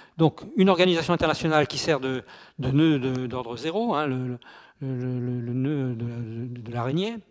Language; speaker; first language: French; native; French